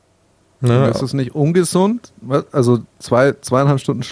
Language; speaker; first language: German; native; German